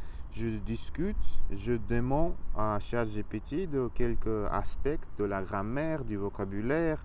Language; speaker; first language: French; non-native, learner; Russian